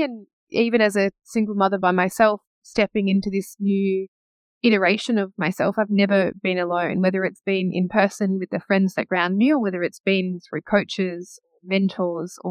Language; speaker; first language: English; native; English